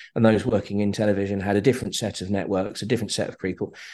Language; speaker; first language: English; native; English